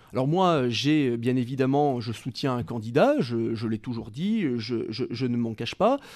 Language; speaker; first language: French; native; French